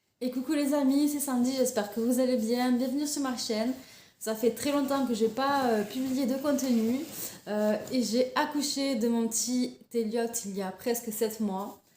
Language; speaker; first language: French; native; French